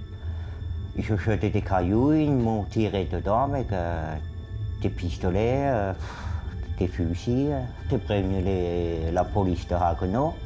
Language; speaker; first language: French; non-native, local second language; Swiss German